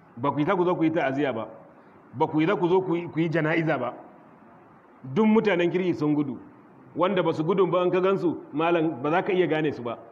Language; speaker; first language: Hausa; non-native, local second language; Kanuri